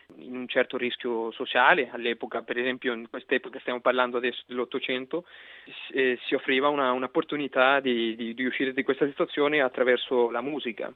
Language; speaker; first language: Italian; non-native, fluent; Spanish